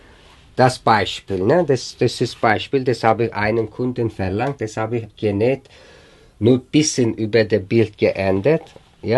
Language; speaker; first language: German; non-native, learner; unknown